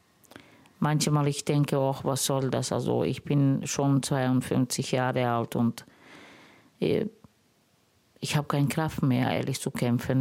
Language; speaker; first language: German; non-native, learner; Romany